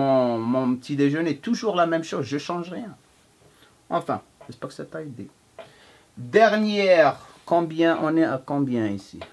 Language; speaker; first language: French; non-native, fluent; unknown